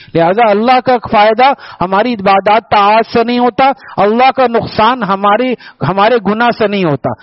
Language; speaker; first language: Urdu; native; Urdu